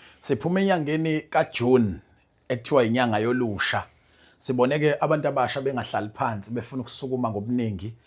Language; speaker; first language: Zulu; native; Zulu